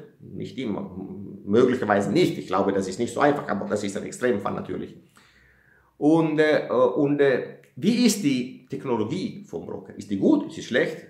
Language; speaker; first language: German; non-native, fluent; Italian